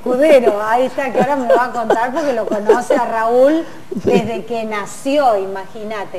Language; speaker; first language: Spanish; native; Spanish